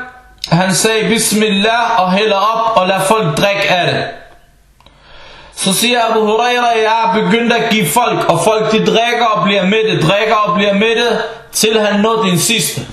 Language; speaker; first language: Danish; early bilingual, other home language; Arabic